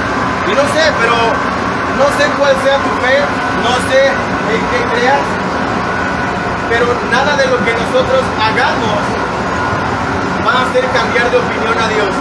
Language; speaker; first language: Spanish; native; Spanish